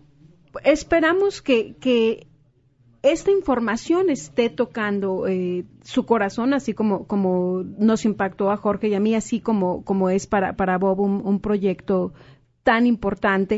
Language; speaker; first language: Spanish; native; Spanish